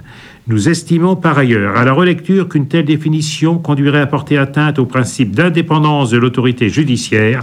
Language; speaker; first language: French; native; French